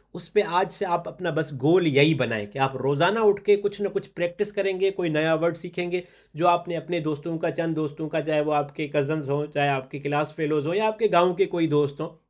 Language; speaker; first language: Urdu; non-native, local second language; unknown